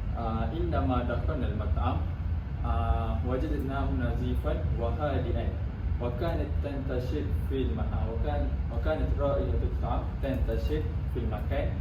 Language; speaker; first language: Arabic; non-native, learner; Malay